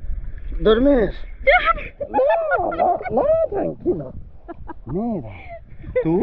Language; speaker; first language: Spanish; non-native, learner; Telugu